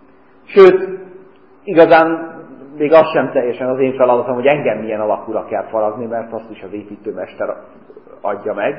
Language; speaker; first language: Hungarian; native; Hungarian